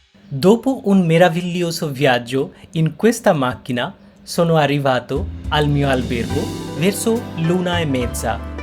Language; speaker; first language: Italian; non-native, fluent; Bangla